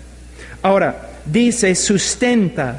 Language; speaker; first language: Spanish; non-native, fluent; English